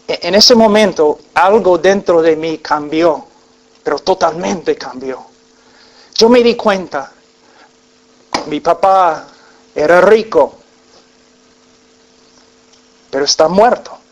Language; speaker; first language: Spanish; non-native, fluent; English